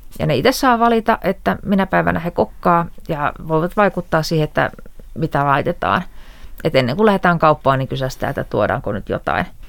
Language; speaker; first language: Finnish; native; Finnish